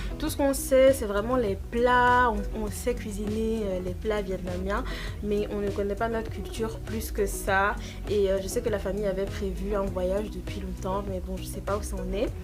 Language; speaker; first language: French; native; French